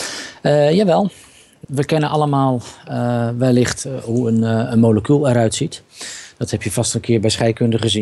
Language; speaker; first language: Dutch; native; Dutch